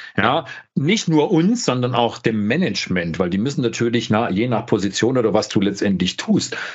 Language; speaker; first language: German; native; German